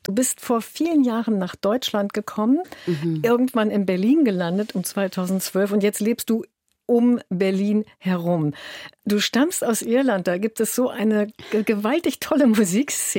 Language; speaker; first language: German; native; German